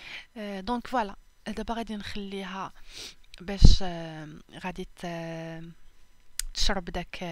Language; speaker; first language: Arabic; native; Arabic